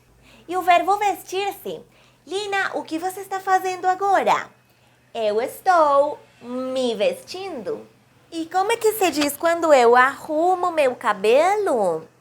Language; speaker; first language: Portuguese; non-native, fluent; Spanish